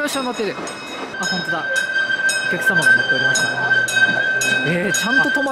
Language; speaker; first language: Japanese; native; Japanese